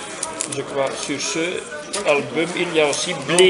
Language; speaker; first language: French; non-native, local second language; Dutch